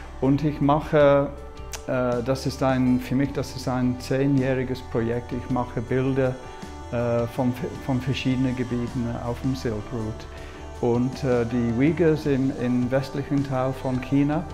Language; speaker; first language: German; non-native, fluent; English